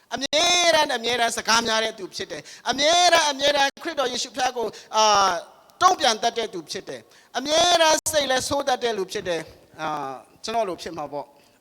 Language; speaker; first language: Burmese; non-native, local second language; Tedim Chin